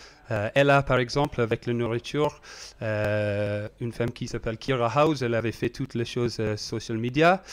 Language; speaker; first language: French; non-native, learner; English